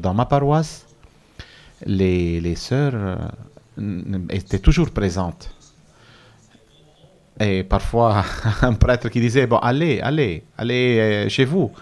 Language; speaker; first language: French; non-native, fluent; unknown